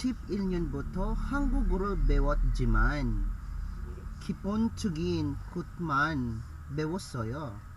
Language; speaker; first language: Korean; non-native, learner; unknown